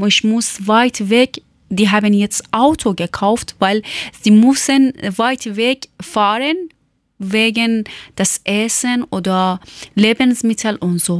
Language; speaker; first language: German; non-native, learner; Persian